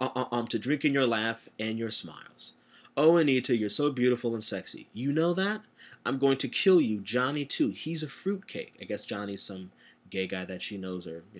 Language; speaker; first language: English; native; English